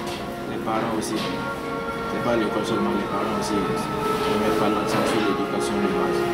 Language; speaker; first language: French; non-native, learner; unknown